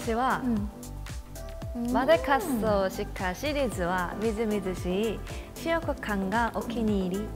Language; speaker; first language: Japanese; non-native, fluent; Korean